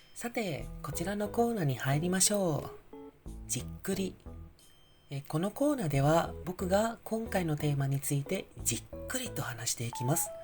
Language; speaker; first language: Japanese; non-native, fluent; Indonesian